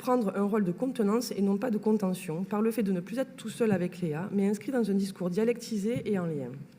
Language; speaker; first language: French; native; French